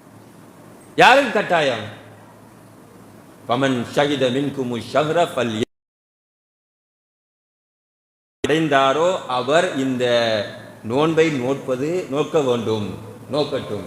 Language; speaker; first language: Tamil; native; Tamil